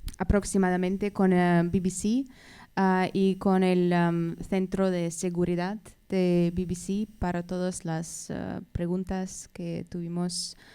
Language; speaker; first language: Spanish; non-native, fluent; Russian